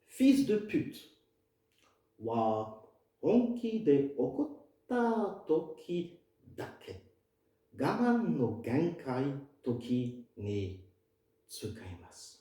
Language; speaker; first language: Japanese; non-native, fluent; French